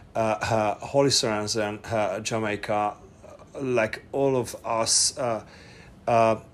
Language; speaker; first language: English; non-native, fluent; Hungarian